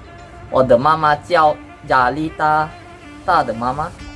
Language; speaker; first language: Chinese; non-native, learner; Malay